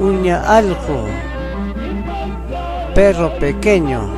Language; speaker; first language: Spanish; non-native, local second language; Quechua